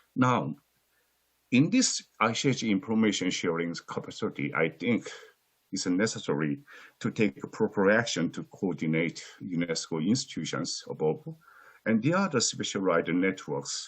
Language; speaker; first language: English; non-native, fluent; Korean